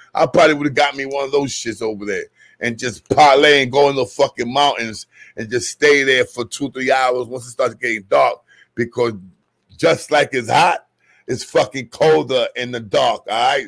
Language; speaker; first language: English; early bilingual, other home language; Spanish